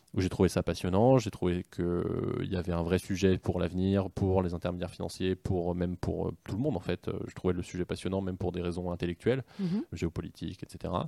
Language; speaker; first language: French; native; French